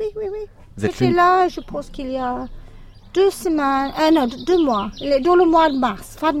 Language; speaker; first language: French; non-native, learner; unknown